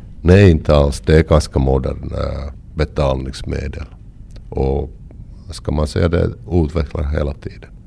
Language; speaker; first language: Swedish; non-native, local second language; Finnish